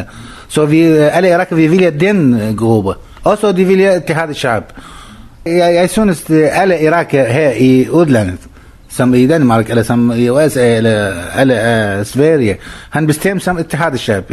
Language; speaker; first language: Danish; non-native, learner; Arabic